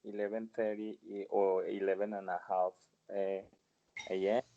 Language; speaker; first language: English; non-native, learner; Spanish